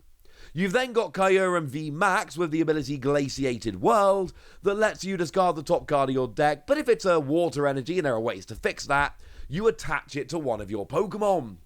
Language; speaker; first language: English; native; English